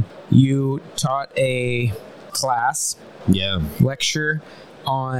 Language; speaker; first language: English; native; English